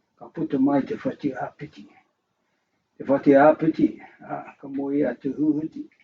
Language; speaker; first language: Māori; native; Māori